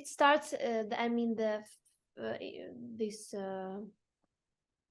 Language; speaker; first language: English; non-native, fluent; Ukrainian